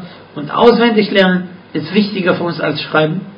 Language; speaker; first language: German; non-native, fluent; Arabic